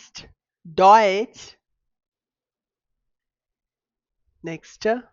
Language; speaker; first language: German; non-native, fluent; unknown